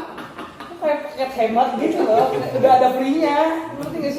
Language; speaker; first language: Indonesian; native; Indonesian